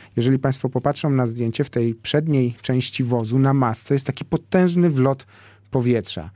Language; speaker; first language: Polish; native; Polish